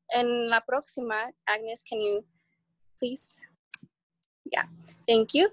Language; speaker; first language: Spanish; early bilingual, heritage; Spanish